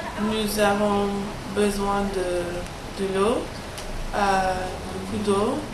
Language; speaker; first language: French; non-native, learner; English